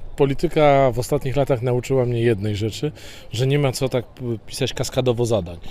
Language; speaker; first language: Polish; native; Polish